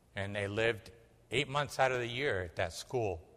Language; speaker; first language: English; early bilingual, other home language; Spanish